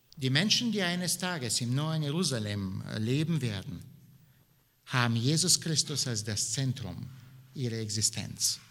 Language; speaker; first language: German; non-native, fluent; Bulgarian